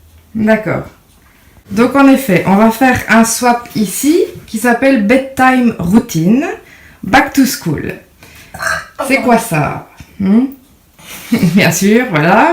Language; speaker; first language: French; native; French